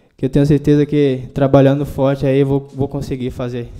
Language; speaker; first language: Spanish; non-native, learner; Portuguese